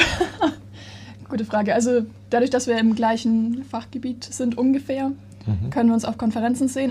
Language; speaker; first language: German; native; German